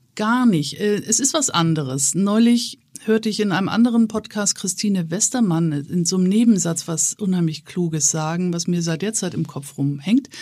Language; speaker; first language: German; native; German